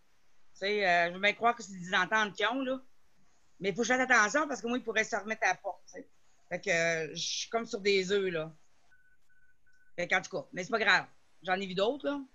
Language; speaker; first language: French; native; French